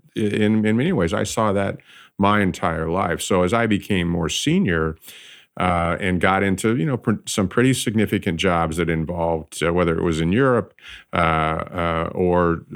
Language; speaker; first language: English; native; English